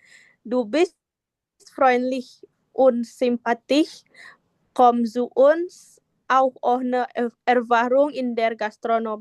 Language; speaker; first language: German; non-native, learner; Indonesian